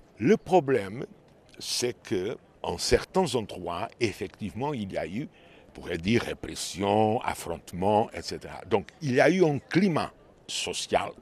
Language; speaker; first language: French; non-native, fluent; Portuguese